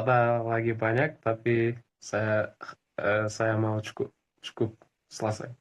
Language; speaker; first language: Indonesian; non-native, learner; Kyrgyz